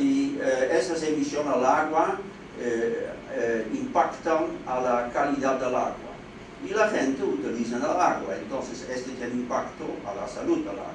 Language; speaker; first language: Spanish; non-native, fluent; Dutch